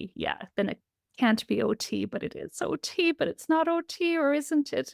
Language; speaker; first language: English; native; English